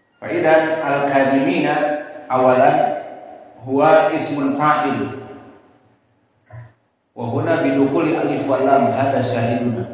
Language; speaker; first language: Arabic; non-native, learner; Indonesian